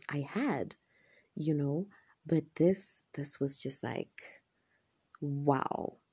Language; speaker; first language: English; non-native, local second language; Shona